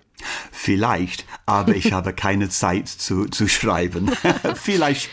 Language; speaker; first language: German; non-native, learner; English